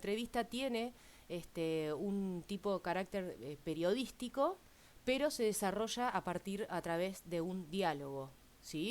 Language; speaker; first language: Spanish; native; Spanish